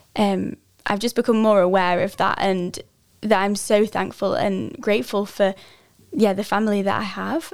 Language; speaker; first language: English; native; English